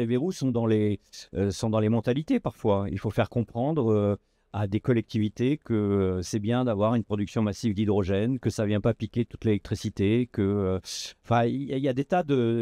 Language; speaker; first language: French; native; French